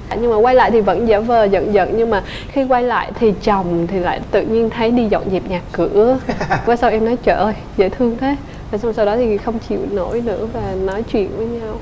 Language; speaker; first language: Vietnamese; native; Vietnamese